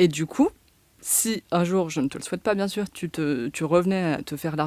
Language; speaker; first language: French; native; French